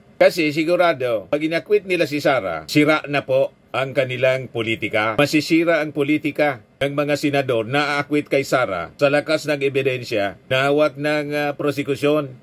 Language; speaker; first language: Filipino; non-native, local second language; Bikol